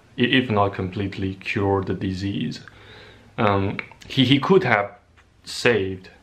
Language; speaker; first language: English; non-native, fluent; Chinese